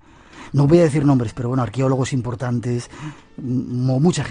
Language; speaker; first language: Spanish; native; Spanish